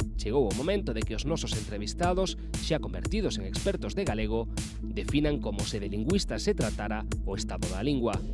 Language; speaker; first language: Galician; native; Galician